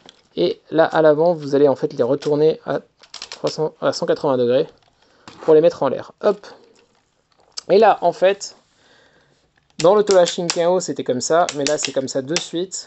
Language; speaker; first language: French; native; French